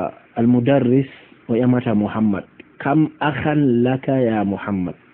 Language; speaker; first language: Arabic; non-native, fluent; Fula